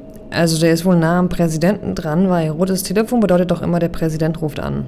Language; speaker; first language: German; native; German